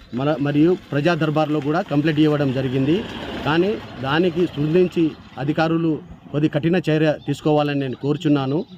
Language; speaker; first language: Telugu; non-native, local second language; Lambadi